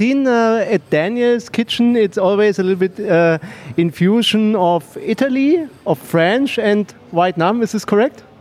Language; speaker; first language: English; non-native, learner; German